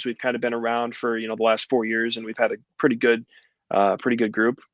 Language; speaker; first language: English; native; English